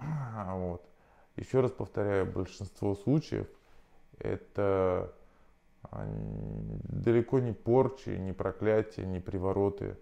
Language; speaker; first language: Russian; native; Russian